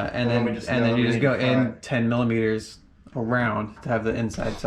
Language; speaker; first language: English; native; English